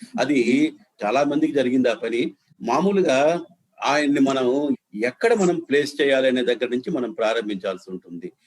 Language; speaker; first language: Telugu; native; Telugu